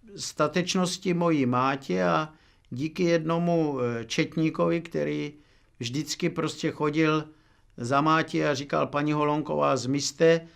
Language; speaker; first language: Czech; native; Czech